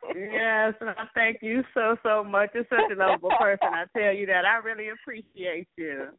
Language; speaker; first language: English; native; English